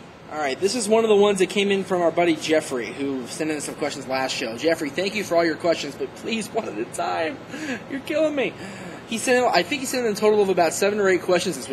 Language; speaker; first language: English; native; English